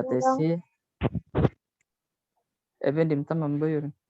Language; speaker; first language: Turkish; non-native, learner; Indonesian